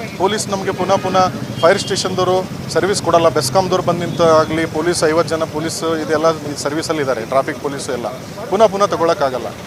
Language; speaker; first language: Kannada; native; Kannada